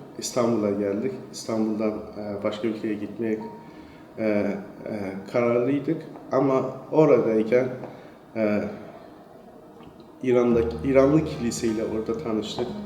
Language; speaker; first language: Turkish; non-native, fluent; Persian